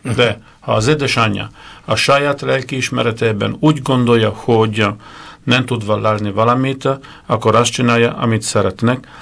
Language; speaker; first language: Hungarian; non-native, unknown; Italian